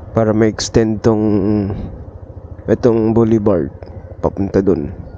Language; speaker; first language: Filipino; non-native, local second language; Cebuano